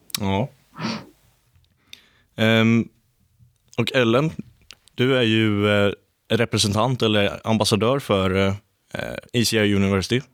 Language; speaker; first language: Swedish; native; Swedish